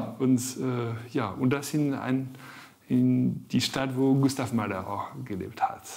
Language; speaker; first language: German; non-native, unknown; French